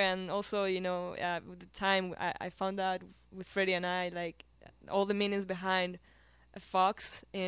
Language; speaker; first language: English; non-native, fluent; Spanish